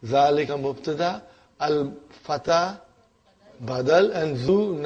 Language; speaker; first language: Arabic; non-native, fluent; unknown